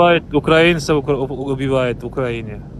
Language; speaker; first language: Russian; non-native, local second language; Kazakh